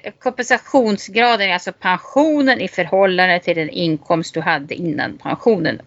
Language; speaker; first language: Swedish; native; Swedish